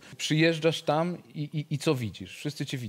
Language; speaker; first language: Polish; native; Polish